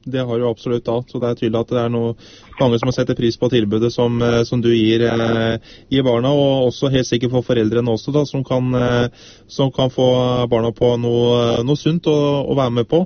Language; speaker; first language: Norwegian; native; Norwegian